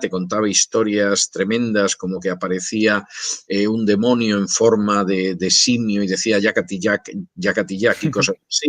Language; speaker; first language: Spanish; native; Spanish